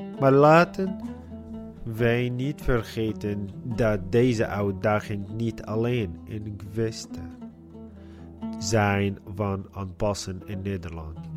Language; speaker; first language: Dutch; non-native, learner; Arabic